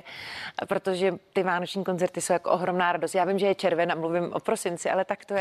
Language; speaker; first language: Czech; native; Czech